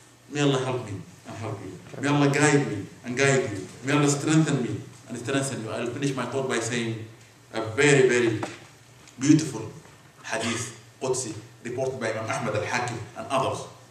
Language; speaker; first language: English; non-native, fluent; Arabic